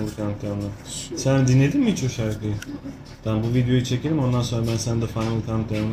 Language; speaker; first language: Turkish; native; Turkish